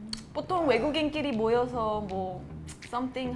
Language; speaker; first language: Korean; non-native, fluent; English